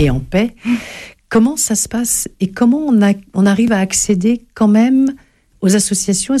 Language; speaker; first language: French; native; French